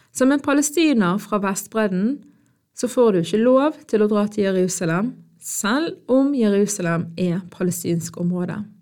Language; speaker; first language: Norwegian; early bilingual, other home language; Arabic